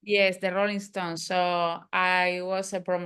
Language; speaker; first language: English; non-native, learner; Spanish